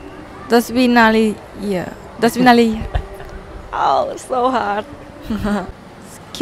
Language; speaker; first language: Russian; non-native, learner; Thai